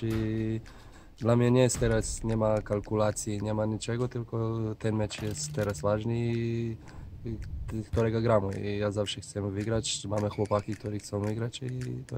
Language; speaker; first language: Polish; non-native, fluent; Slovenian